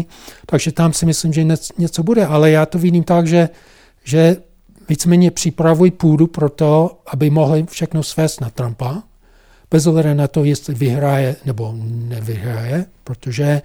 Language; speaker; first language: Czech; non-native, fluent; English